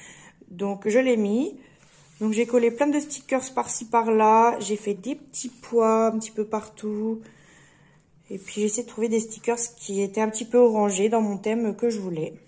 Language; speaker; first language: French; native; French